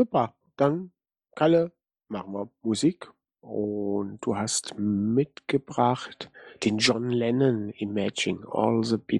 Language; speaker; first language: German; native; German